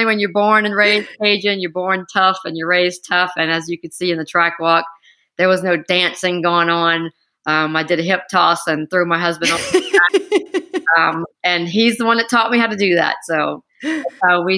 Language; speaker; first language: English; native; English